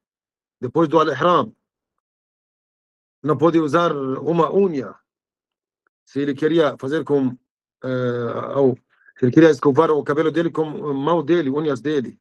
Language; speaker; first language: Portuguese; non-native, fluent; Arabic